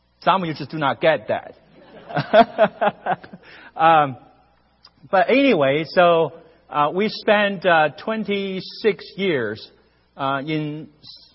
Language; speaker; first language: English; non-native, fluent; Chinese